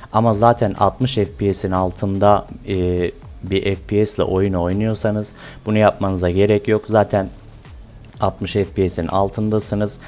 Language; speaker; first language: Turkish; native; Turkish